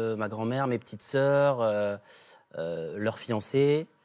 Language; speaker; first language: French; native; French